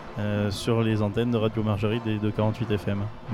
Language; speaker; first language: French; native; French